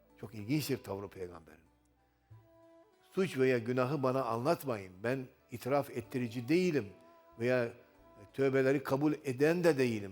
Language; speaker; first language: Turkish; native; Turkish